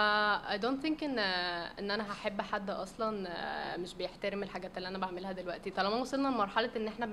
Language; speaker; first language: Arabic; native; Arabic